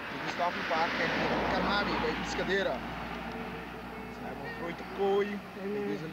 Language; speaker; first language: Dutch; non-native, local second language; Papiamento